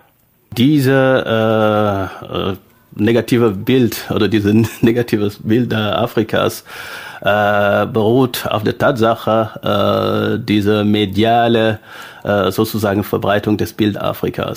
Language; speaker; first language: German; non-native, fluent; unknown